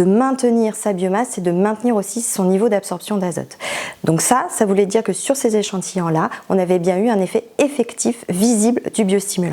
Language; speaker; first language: French; native; French